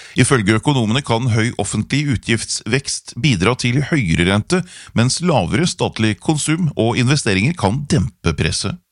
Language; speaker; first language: Norwegian; native; Norwegian